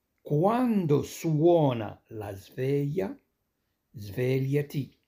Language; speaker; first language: Italian; non-native, fluent; Arabic